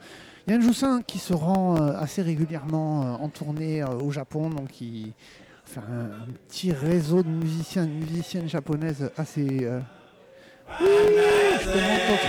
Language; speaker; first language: French; native; French